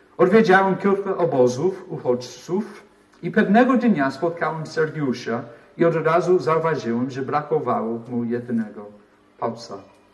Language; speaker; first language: Polish; non-native, fluent; English